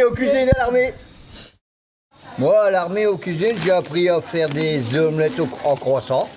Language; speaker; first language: French; native; French